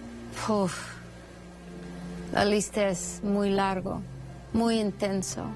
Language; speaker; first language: Spanish; non-native, fluent; English